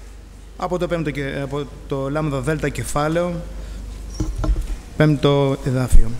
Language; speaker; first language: Greek; native; Greek